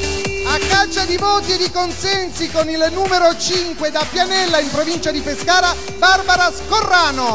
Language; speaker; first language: Italian; native; Italian